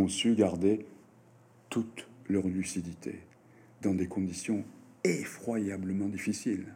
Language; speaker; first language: French; non-native, fluent; Japanese